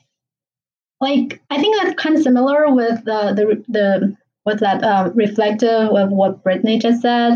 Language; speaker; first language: English; non-native, fluent; Chinese